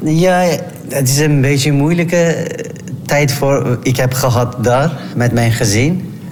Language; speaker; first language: Dutch; non-native, learner; Turkish